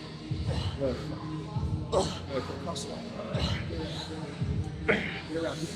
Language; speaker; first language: English; native; English